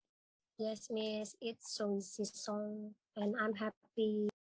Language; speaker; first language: English; non-native, learner; Indonesian